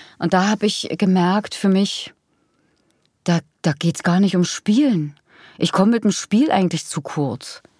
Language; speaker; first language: German; native; German